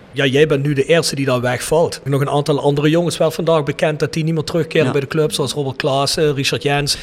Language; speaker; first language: Dutch; native; Dutch